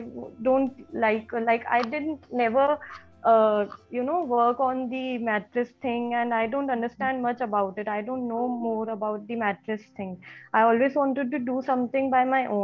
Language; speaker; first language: English; non-native, local second language; Hindi